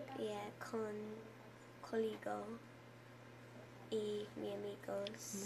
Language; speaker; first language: Spanish; non-native, learner; English